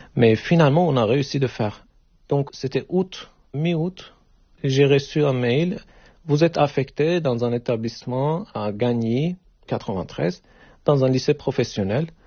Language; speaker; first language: French; non-native, learner; Turkish